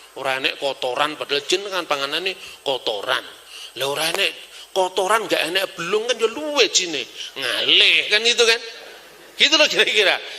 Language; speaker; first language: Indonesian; non-native, local second language; Javanese